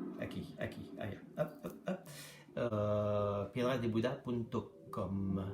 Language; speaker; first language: Spanish; non-native, learner; French